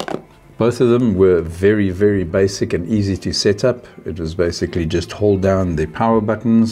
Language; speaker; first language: English; native; English